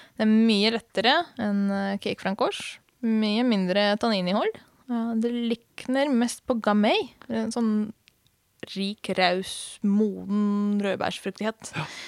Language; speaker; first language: Norwegian; non-native, fluent; Hungarian